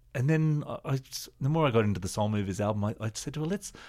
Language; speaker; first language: English; native; English